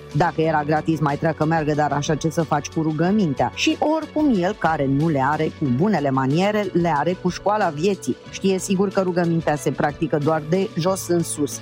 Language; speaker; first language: Romanian; native; Romanian